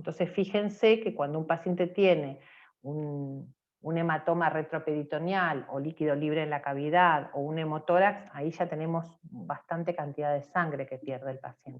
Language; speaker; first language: Spanish; native; Spanish